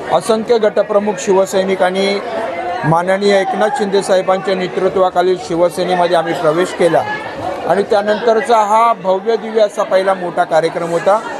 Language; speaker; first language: Marathi; native; Marathi